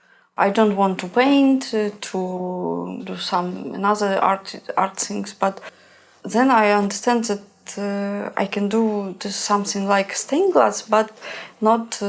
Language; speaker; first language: English; non-native, learner; Ukrainian